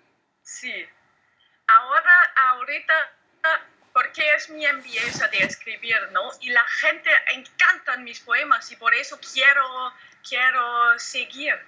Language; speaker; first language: Spanish; non-native, learner; German